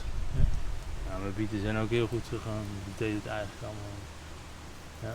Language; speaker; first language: Dutch; native; Dutch